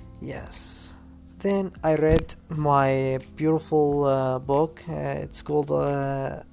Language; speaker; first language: English; non-native, learner; Arabic